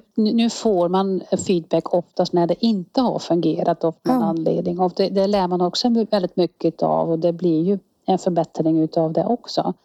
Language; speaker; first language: Swedish; non-native, fluent; Dutch